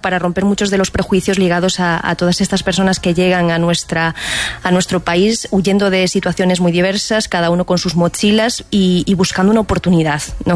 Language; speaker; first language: Spanish; native; Spanish